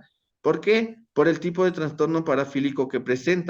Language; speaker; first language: Spanish; native; Spanish